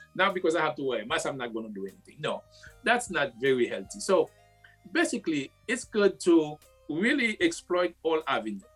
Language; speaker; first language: English; non-native, fluent; Haitian Creole